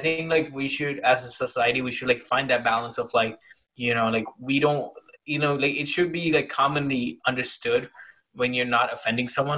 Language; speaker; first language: English; non-native, local second language; Hindi